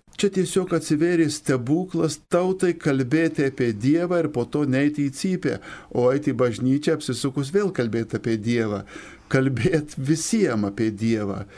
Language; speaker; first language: Lithuanian; native; Lithuanian